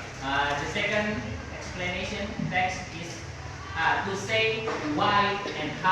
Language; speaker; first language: English; non-native, learner; Indonesian